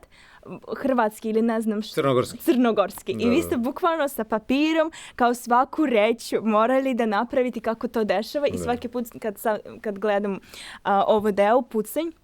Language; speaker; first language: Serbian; non-native, fluent; Russian